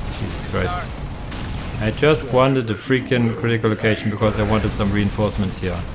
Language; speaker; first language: English; non-native, fluent; German